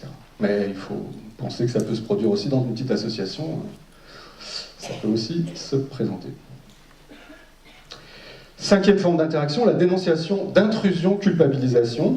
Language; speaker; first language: French; native; French